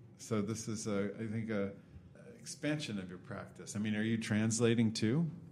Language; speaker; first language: English; native; English